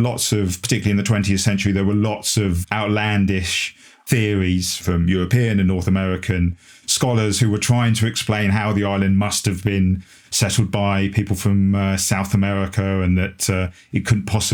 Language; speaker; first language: English; native; English